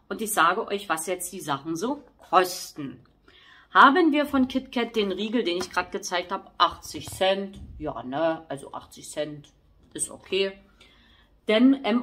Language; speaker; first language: German; native; German